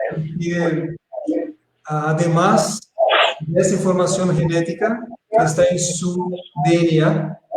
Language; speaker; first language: Spanish; non-native, fluent; Portuguese